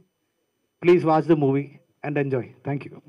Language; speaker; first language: Telugu; non-native, learner; Malayalam